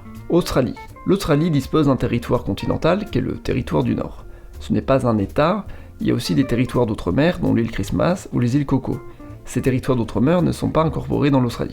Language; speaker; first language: French; native; French